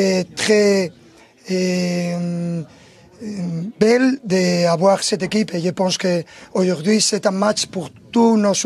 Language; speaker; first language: French; non-native, learner; Spanish